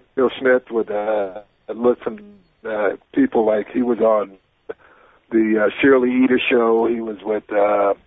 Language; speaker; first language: English; native; English